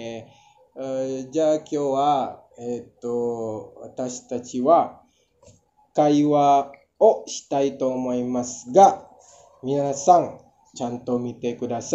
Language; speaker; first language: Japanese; non-native, learner; Indonesian